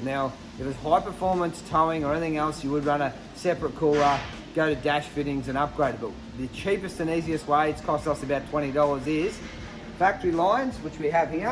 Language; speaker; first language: English; native; English